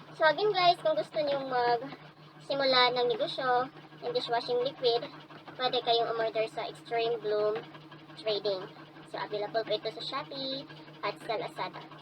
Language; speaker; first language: Filipino; non-native, local second language; Cebuano